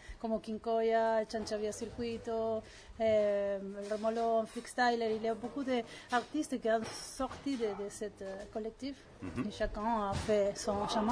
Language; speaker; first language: French; non-native, learner; Spanish